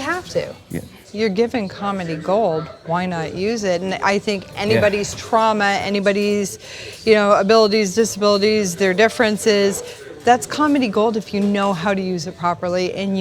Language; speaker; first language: English; native; English